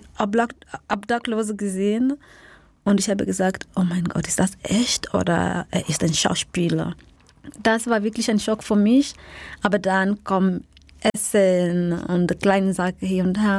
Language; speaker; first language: German; non-native, learner; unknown